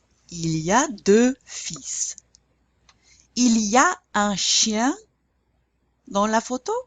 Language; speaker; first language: French; non-native, fluent; English